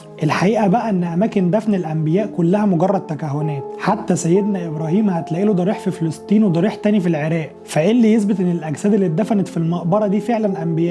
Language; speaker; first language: Arabic; native; Arabic